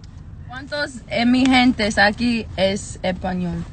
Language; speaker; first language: Spanish; early bilingual, heritage; English